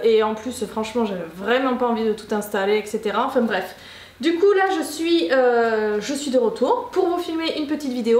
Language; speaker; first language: French; native; French